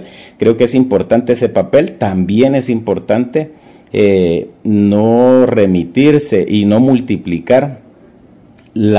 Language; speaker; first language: Spanish; native; Spanish